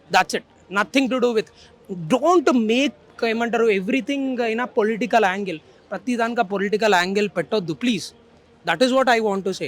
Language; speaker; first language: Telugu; native; Telugu